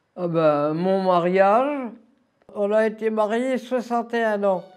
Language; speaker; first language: French; native; French